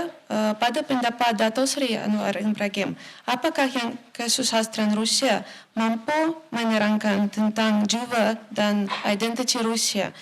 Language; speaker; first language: Indonesian; non-native, fluent; Russian